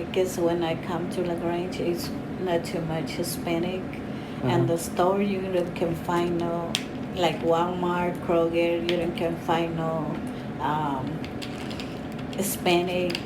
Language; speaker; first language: English; non-native, learner; Spanish